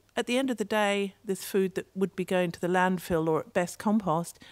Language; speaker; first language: English; native; English